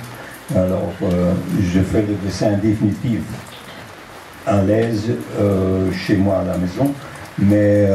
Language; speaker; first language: French; non-native, local second language; Dutch